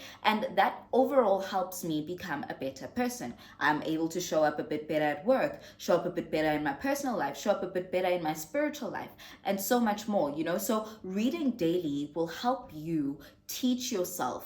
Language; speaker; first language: English; non-native, local second language; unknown